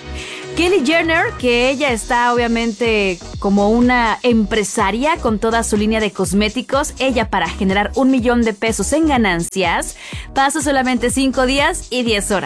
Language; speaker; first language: Spanish; native; Spanish